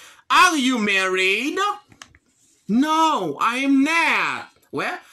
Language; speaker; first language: English; non-native, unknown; Haitian Creole